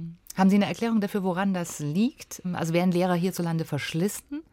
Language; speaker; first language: German; native; German